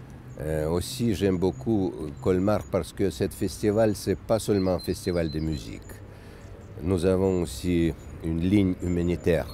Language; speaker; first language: French; non-native, learner; Russian